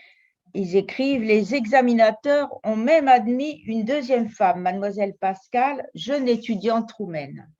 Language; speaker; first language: French; native; French